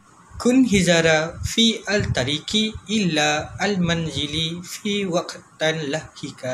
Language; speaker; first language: Arabic; non-native, learner; Malay